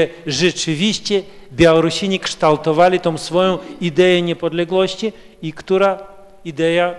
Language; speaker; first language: Polish; early bilingual, heritage; Russian